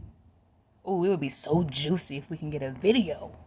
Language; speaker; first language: English; native; English